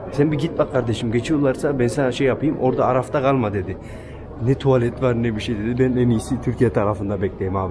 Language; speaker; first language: Turkish; native; Turkish